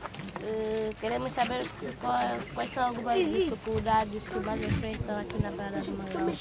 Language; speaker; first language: Portuguese; native; Portuguese